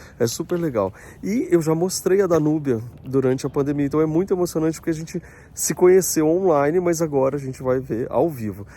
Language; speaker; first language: Portuguese; native; Portuguese